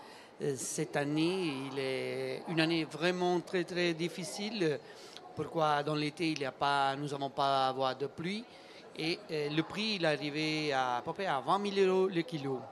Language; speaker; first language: French; non-native, learner; Italian